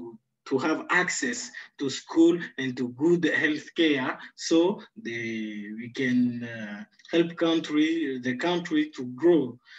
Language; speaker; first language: English; non-native, fluent; Sango